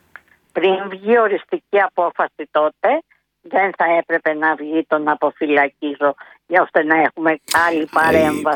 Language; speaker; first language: Greek; native; Greek